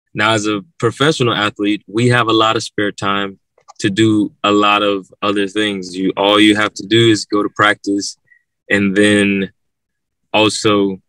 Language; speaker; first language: English; native; English